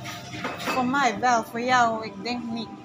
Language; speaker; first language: Dutch; non-native, learner; Filipino